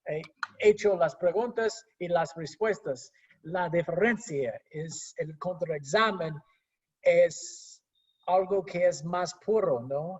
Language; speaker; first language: Spanish; non-native, fluent; English